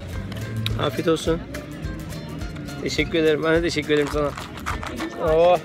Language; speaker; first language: Turkish; native; Turkish